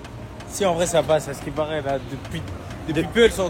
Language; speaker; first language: French; native; French